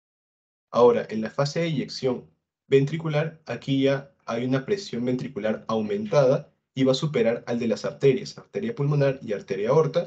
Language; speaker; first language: Spanish; native; Spanish